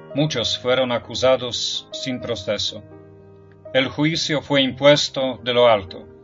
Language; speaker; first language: Spanish; non-native, fluent; Polish